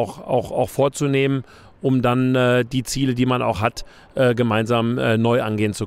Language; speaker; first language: German; native; German